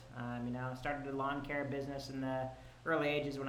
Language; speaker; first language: English; native; English